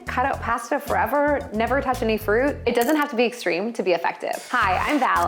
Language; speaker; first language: English; native; English